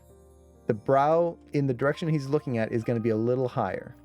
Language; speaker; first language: English; native; English